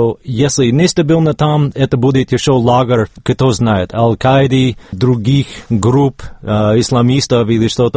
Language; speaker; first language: Russian; non-native, fluent; English